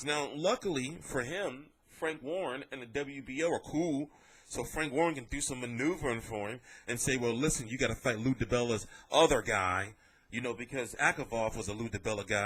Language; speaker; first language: English; native; English